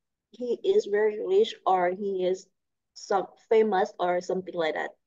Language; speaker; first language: English; non-native, learner; Thai